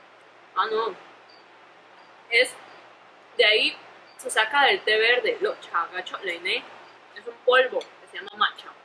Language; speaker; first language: Spanish; early bilingual, other home language; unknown